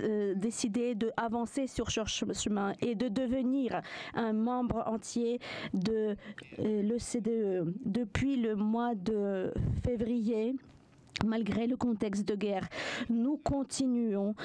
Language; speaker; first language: French; non-native, fluent; Ukrainian